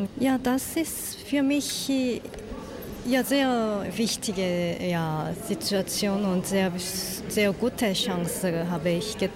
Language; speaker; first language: German; non-native, learner; Korean